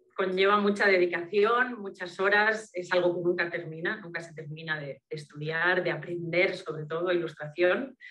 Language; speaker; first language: Spanish; native; Spanish